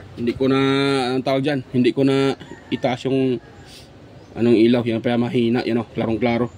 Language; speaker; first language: Filipino; native; Filipino